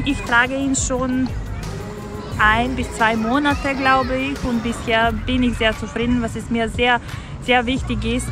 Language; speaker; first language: German; non-native, fluent; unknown